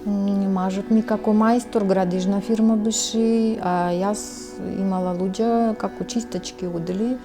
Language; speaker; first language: Macedonian; non-native, learner; Russian